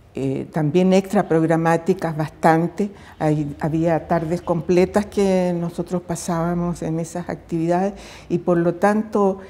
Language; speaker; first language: Spanish; native; Spanish